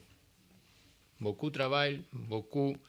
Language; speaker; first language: French; non-native, learner; Spanish